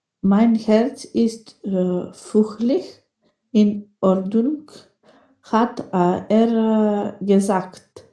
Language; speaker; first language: German; non-native, learner; Macedonian